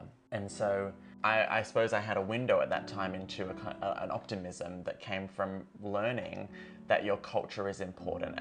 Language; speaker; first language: English; native; English